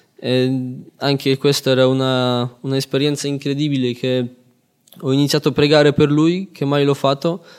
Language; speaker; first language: Italian; non-native, fluent; Polish